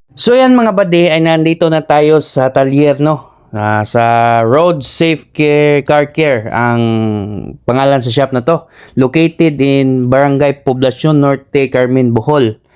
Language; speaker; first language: Filipino; non-native, local second language; Cebuano